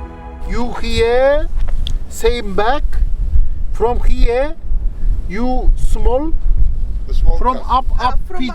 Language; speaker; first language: English; non-native, learner; Uzbek